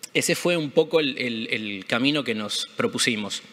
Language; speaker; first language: Spanish; native; Spanish